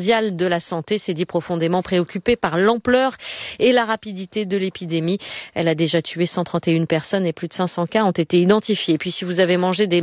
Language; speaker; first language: French; native; French